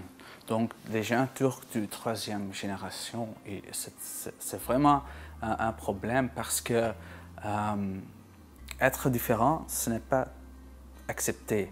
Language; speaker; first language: French; non-native, local second language; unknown